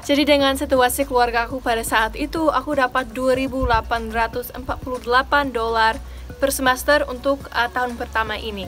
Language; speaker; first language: Indonesian; non-native, fluent; English